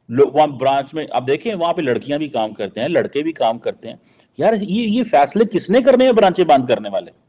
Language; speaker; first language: Urdu; non-native, local second language; Punjabi